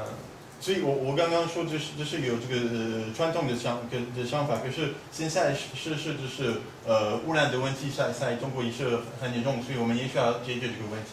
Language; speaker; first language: Chinese; non-native, fluent; French